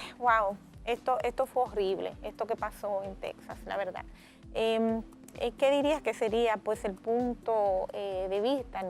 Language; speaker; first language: Spanish; native; Spanish